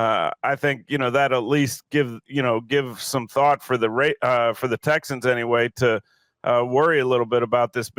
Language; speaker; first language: English; native; English